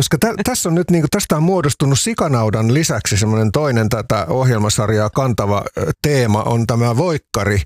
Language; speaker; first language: Finnish; native; Finnish